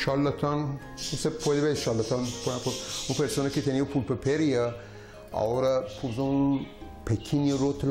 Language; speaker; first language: Spanish; non-native, learner; Persian